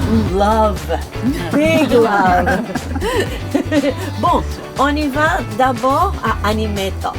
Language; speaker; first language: French; non-native, learner; Japanese